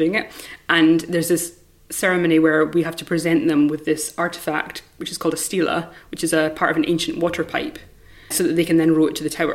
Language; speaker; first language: English; native; English